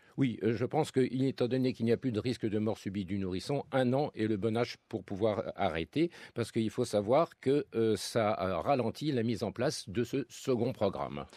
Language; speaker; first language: French; native; French